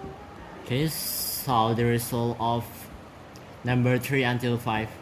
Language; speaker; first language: English; non-native, fluent; Indonesian